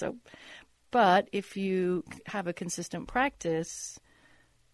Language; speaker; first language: English; native; English